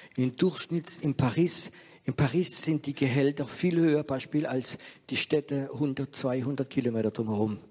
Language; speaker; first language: German; non-native, fluent; French